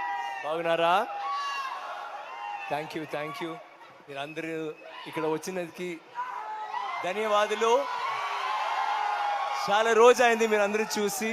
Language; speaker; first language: Telugu; non-native, learner; Tamil